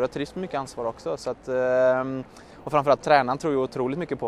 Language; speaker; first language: Swedish; native; Swedish